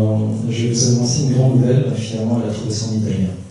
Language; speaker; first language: French; early bilingual, other home language; Korean